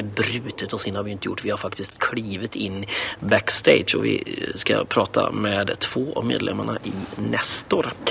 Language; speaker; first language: Swedish; native; Swedish